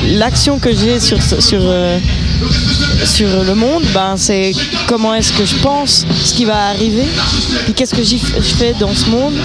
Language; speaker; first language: French; native; French